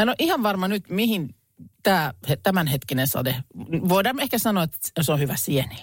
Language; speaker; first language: Finnish; native; Finnish